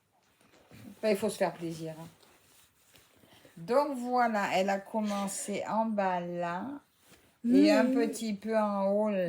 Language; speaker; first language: French; native; French